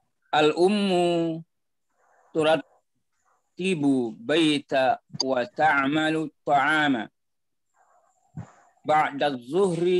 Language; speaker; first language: Arabic; non-native, learner; Indonesian